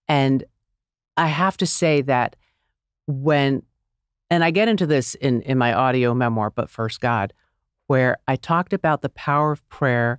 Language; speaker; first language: English; native; English